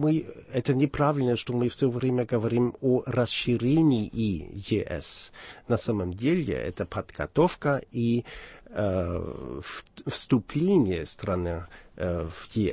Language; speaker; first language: Russian; non-native, fluent; German